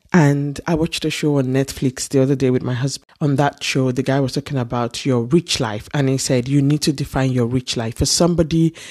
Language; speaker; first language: English; non-native, local second language; Yoruba